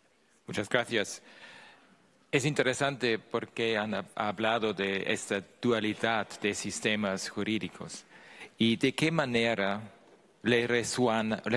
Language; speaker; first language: Spanish; non-native, fluent; German